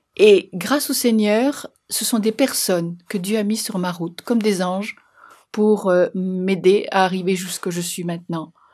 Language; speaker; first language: French; native; French